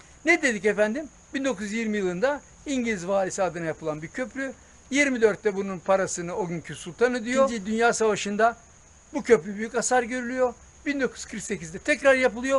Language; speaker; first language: Turkish; native; Turkish